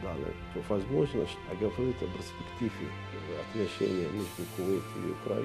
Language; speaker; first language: Russian; non-native, learner; Arabic